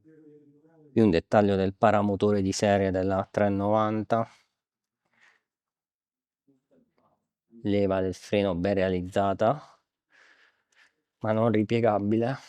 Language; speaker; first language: Italian; native; Italian